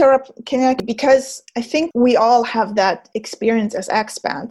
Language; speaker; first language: English; non-native, fluent; German